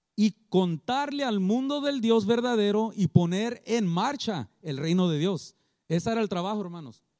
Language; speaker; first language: Spanish; early bilingual, heritage; Spanish